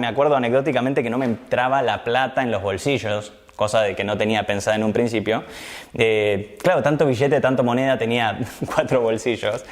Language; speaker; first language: Spanish; native; Spanish